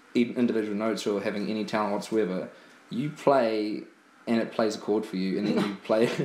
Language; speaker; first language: English; native; English